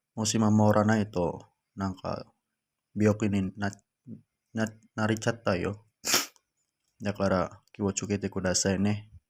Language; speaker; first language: Japanese; non-native, learner; Indonesian